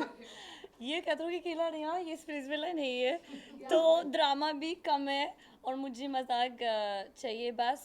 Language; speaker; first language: Hindi; non-native, learner; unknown